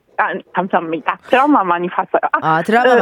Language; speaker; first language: Korean; non-native, learner; Chinese